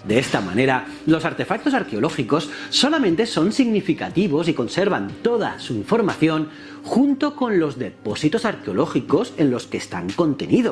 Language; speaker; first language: Spanish; native; Spanish